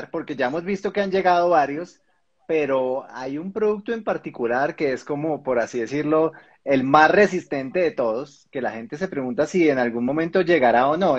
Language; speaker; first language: Spanish; native; Spanish